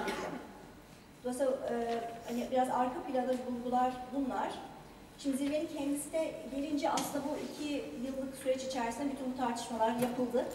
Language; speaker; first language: Turkish; native; Turkish